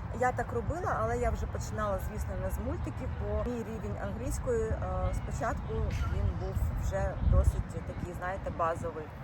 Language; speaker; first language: Ukrainian; non-native, local second language; Russian